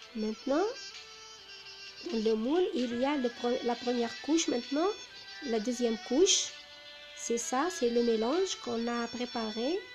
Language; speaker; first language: French; non-native, local second language; Arabic